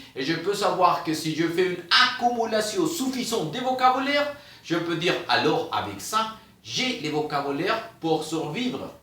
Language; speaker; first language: French; non-native, fluent; Spanish